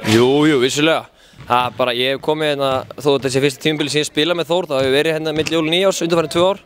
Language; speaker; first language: Icelandic; native; Icelandic